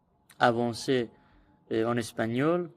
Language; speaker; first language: French; non-native, learner; Azerbaijani